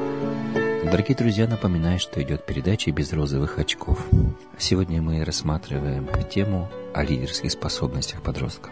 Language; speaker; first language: Russian; native; Russian